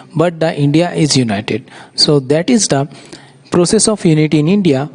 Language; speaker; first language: English; non-native, local second language; Urdu